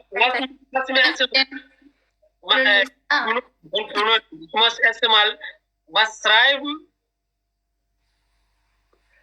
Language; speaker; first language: German; non-native, learner; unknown